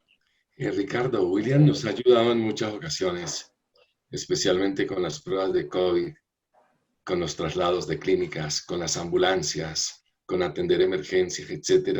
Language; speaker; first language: Spanish; native; Spanish